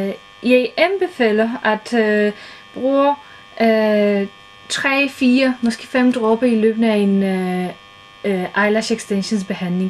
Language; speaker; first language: Danish; non-native, fluent; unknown